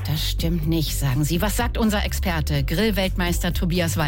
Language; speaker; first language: German; native; German